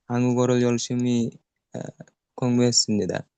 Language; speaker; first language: Korean; non-native, learner; Uzbek